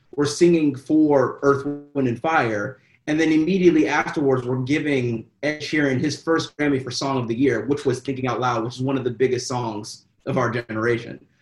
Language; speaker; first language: English; native; English